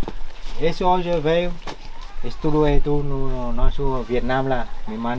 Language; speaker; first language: Portuguese; non-native, learner; Vietnamese